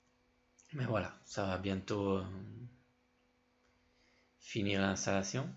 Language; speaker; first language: French; non-native, fluent; Spanish